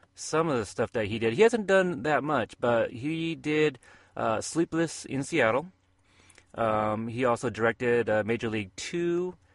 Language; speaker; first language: English; native; English